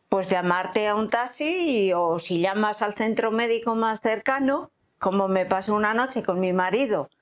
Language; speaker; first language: Spanish; native; Spanish